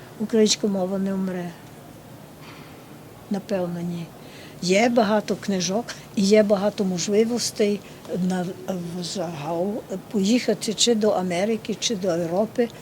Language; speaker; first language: Ukrainian; early bilingual, heritage; Ukrainian